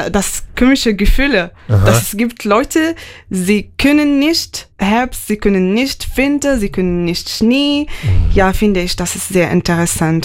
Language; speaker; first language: German; non-native, learner; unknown